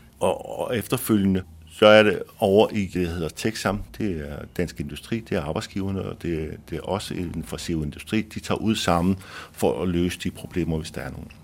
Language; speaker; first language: Danish; native; Danish